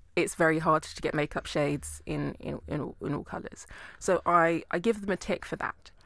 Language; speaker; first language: English; native; English